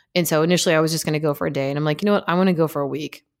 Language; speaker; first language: English; native; English